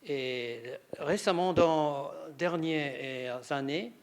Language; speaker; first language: French; non-native, learner; Japanese